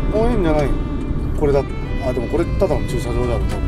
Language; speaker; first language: Japanese; native; Japanese